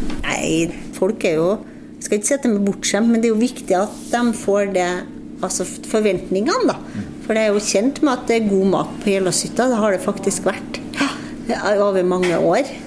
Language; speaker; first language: Norwegian; native; Norwegian